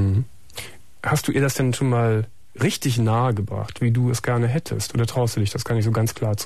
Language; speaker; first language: German; native; German